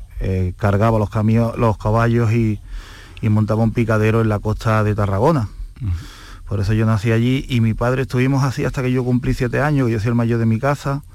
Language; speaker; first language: Spanish; native; Spanish